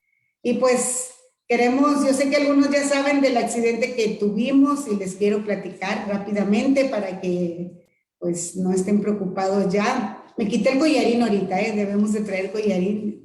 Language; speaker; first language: Spanish; native; Spanish